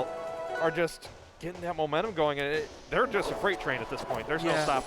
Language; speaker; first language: English; native; English